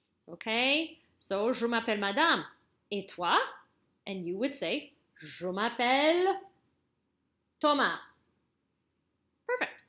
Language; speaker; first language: French; non-native, learner; English